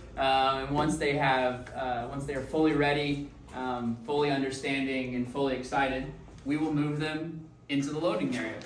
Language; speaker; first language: English; native; English